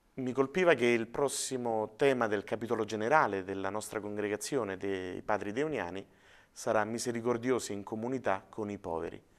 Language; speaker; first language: Italian; native; Italian